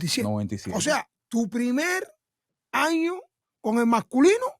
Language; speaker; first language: Spanish; native; Spanish